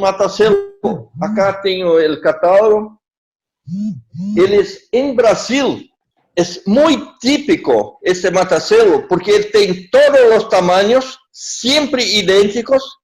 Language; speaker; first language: Spanish; non-native, learner; Portuguese